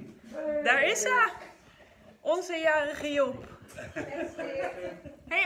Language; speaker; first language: Dutch; native; Dutch